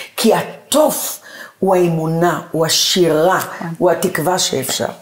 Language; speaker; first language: Hebrew; early bilingual, other home language; Arabic